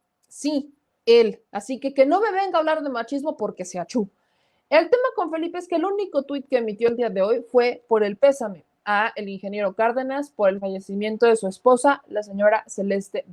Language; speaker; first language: Spanish; native; Spanish